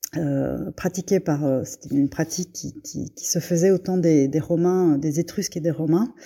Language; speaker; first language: French; native; French